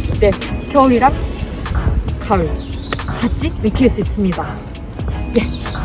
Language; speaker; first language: Korean; non-native, learner; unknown